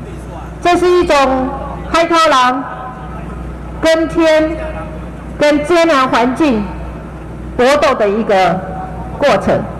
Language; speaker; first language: Chinese; native; Chinese